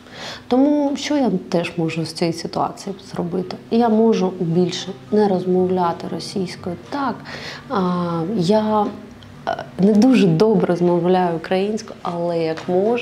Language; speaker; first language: Ukrainian; non-native, local second language; Russian